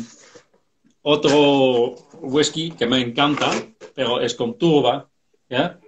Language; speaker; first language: Spanish; non-native, fluent; Dutch